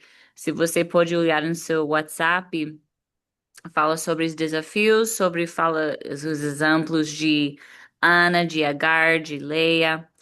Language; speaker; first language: Portuguese; non-native, fluent; English